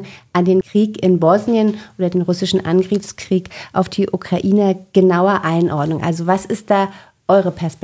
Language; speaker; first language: German; native; German